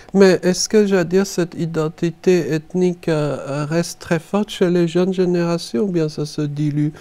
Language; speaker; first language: French; native; French